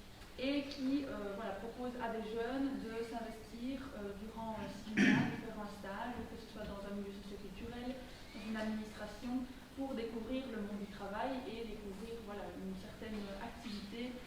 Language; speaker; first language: French; native; French